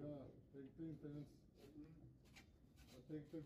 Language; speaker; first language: Swedish; non-native, local second language; Turkish